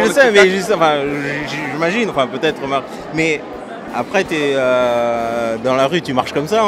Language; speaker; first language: French; native; French